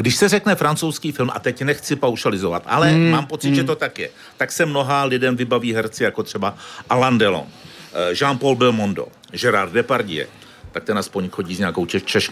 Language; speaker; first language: Czech; native; Czech